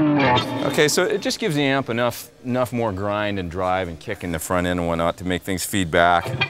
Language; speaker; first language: English; native; English